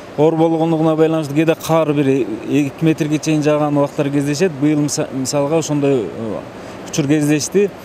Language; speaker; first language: Kyrgyz; native; Kyrgyz